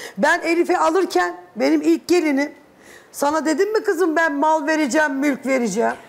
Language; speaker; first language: Turkish; native; Turkish